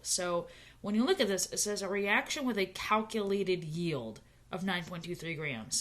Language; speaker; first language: English; native; English